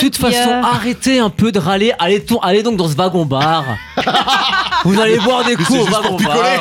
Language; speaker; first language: French; native; French